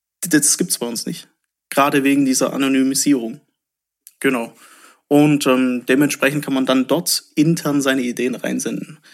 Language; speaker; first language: German; native; German